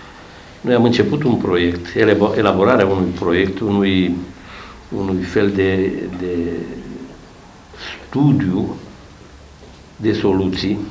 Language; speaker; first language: Romanian; native; Romanian